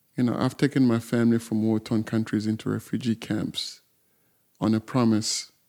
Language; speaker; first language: English; non-native, fluent; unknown